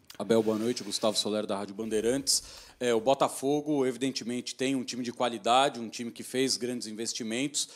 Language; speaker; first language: Portuguese; native; Portuguese